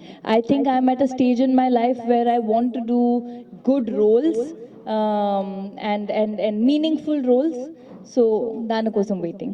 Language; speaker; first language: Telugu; non-native, fluent; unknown